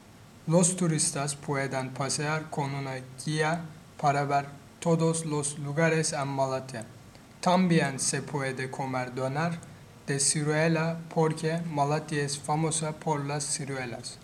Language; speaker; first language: Spanish; non-native, learner; Turkish